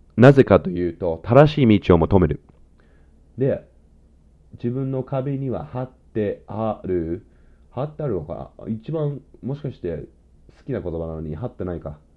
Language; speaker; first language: Japanese; non-native, fluent; English